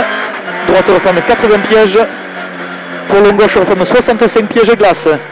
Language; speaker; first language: French; native; French